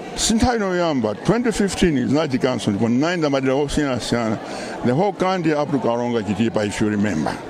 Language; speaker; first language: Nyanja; non-native, local second language; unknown